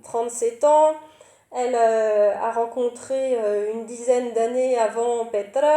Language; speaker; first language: French; native; French